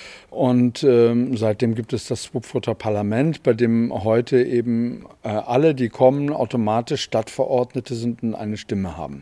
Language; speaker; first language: German; native; German